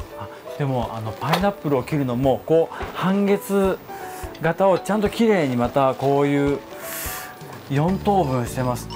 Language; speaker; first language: Japanese; native; Japanese